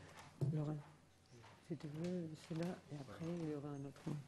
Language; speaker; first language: French; non-native, fluent; Catalan